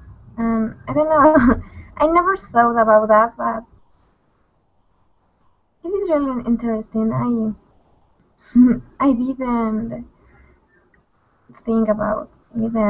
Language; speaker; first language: English; non-native, learner; Spanish